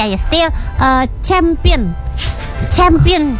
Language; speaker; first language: English; non-native, learner; Indonesian